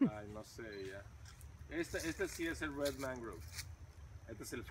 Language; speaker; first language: Spanish; native; Spanish